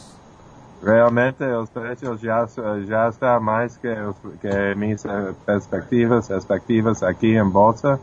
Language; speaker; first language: Portuguese; non-native, fluent; English